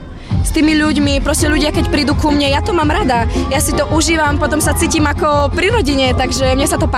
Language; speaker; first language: Slovak; native; Slovak